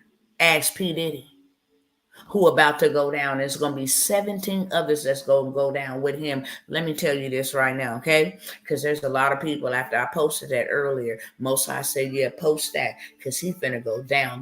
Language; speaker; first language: English; native; English